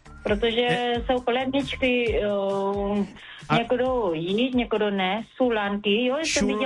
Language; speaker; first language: Czech; non-native, learner; Vietnamese